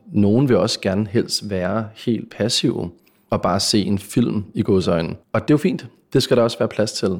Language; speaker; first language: Danish; native; Danish